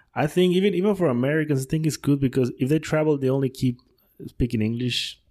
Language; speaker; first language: English; non-native, fluent; Spanish